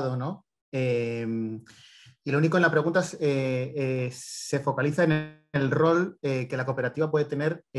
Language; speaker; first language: Spanish; native; Spanish